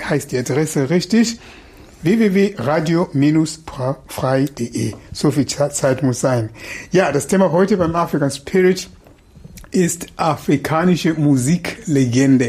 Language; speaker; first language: German; non-native, fluent; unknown